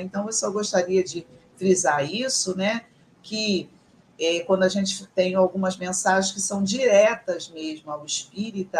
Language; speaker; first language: Portuguese; native; Portuguese